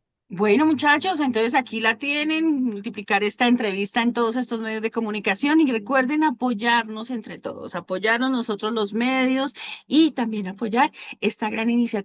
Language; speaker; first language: Spanish; native; Spanish